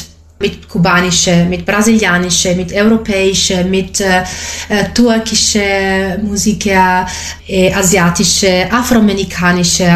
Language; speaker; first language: German; non-native, fluent; Italian